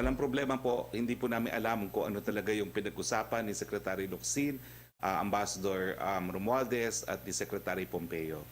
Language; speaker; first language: Filipino; native; Filipino